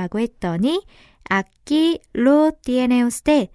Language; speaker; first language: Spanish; non-native, fluent; Korean